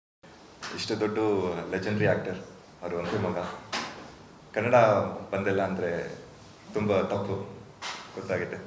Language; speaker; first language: Kannada; non-native, learner; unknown